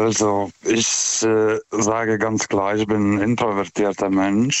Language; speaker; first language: German; native; German